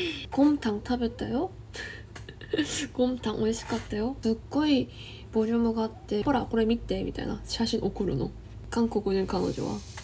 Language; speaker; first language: Japanese; non-native, fluent; Korean